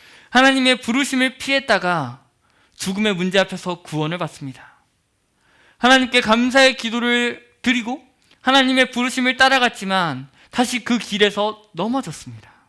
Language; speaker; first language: Korean; native; Korean